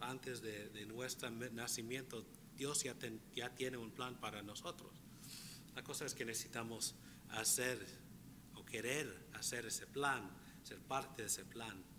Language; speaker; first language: Spanish; non-native, fluent; English